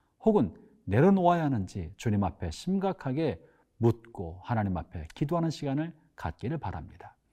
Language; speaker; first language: Korean; native; Korean